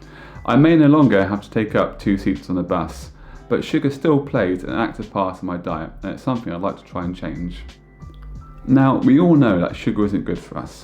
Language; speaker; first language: English; native; English